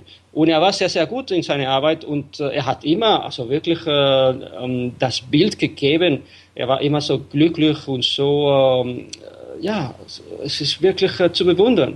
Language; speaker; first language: German; non-native, fluent; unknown